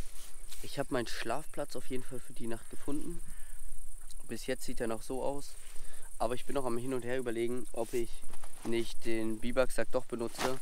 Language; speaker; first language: German; native; German